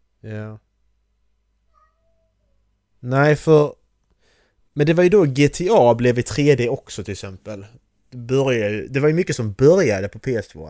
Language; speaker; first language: Swedish; native; Swedish